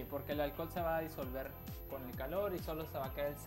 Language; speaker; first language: Spanish; native; Spanish